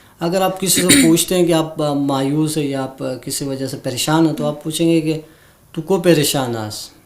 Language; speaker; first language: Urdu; non-native, local second language; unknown